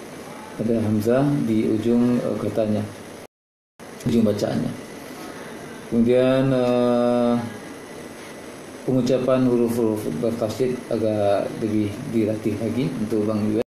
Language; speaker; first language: Indonesian; native; Indonesian